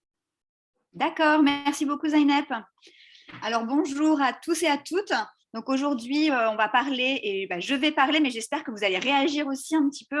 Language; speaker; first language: French; native; French